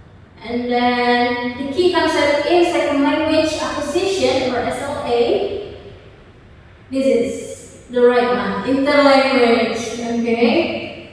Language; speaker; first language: English; non-native, fluent; Indonesian